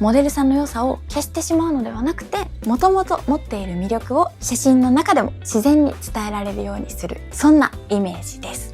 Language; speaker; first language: Japanese; native; Japanese